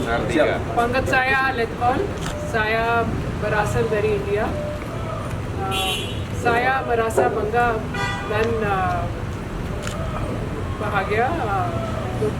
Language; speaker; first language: Indonesian; non-native, learner; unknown